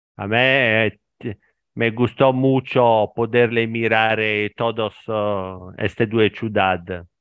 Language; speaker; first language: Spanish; non-native, learner; Italian